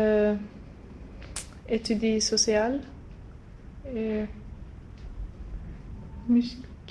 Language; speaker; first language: French; non-native, learner; Swedish